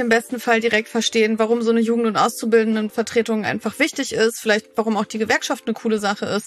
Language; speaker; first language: German; native; German